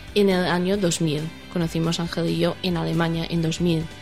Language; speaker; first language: Spanish; non-native, learner; English